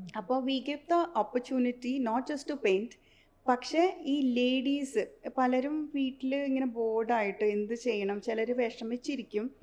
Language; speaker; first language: Malayalam; early bilingual, heritage; Malayalam